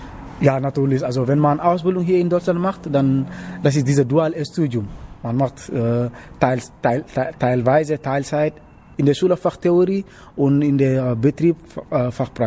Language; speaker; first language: German; non-native, learner; Wolof